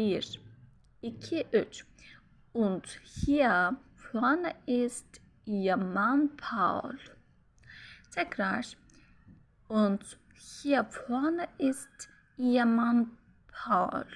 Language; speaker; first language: German; non-native, fluent; Turkish